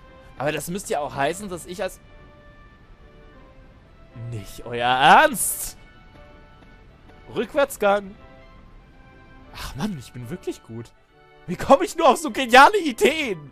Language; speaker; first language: German; native; German